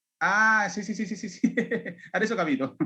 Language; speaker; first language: Italian; non-native, learner; Indonesian